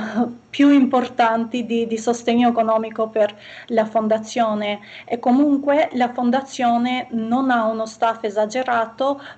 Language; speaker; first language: Italian; non-native, fluent; Albanian